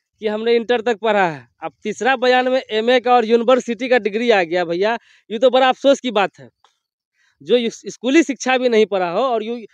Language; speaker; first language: Hindi; native; Hindi